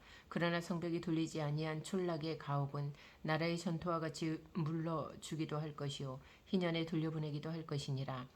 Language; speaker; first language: Korean; native; Korean